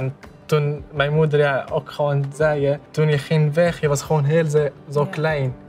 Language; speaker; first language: Dutch; early bilingual, other home language; Arabic